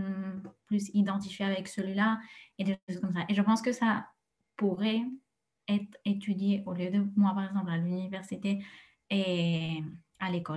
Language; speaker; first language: French; non-native, fluent; Spanish